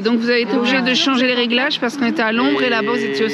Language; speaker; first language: French; native; French